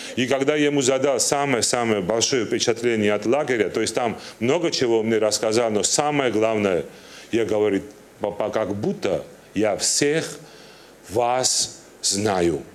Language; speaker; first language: Russian; non-native, learner; Turkish